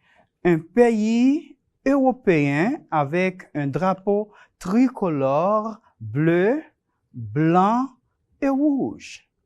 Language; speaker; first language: French; non-native, fluent; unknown